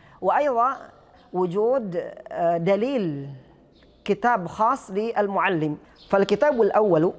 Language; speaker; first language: Arabic; non-native, fluent; Indonesian